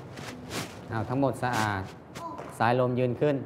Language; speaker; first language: Thai; native; Thai